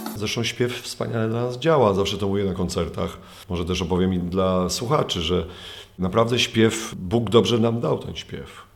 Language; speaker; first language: Polish; native; Polish